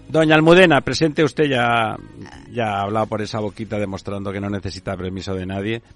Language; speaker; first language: Spanish; native; Spanish